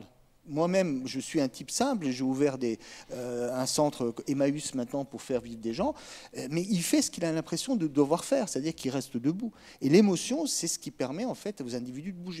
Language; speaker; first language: French; native; French